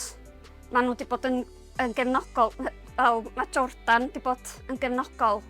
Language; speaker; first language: Welsh; native; Welsh